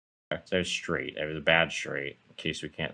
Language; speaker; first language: English; native; English